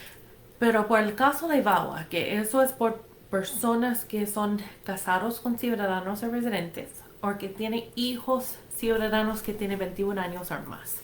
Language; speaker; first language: Spanish; non-native, fluent; English